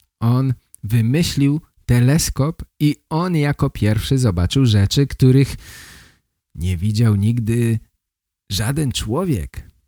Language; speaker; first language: Polish; native; Polish